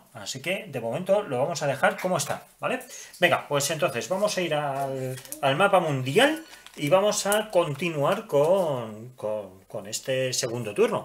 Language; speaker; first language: Spanish; native; Spanish